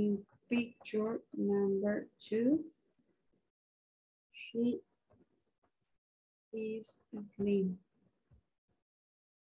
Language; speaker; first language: English; non-native, fluent; Spanish